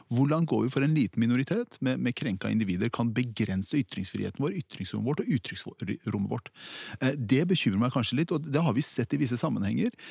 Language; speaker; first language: Norwegian; early bilingual, other home language; Persian